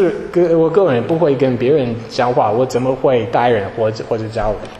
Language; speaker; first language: Chinese; non-native, fluent; English